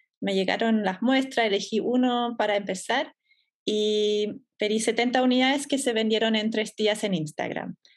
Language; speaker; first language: Spanish; non-native, fluent; German